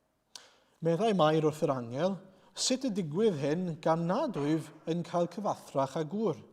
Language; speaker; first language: Welsh; native; Welsh